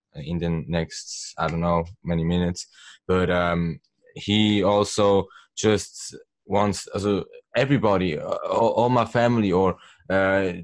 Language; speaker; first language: English; non-native, learner; Swiss German